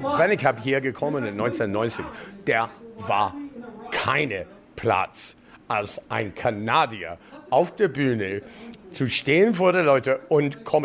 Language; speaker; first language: German; non-native, fluent; English